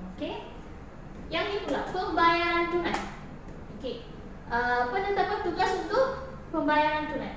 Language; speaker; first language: Malay; non-native, local second language; Tamil